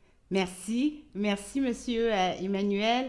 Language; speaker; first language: French; native; French